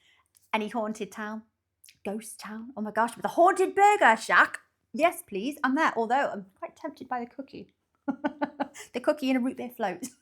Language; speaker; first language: English; native; English